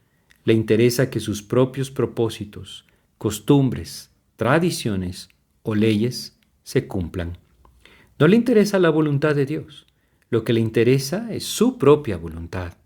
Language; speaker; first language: Spanish; native; Spanish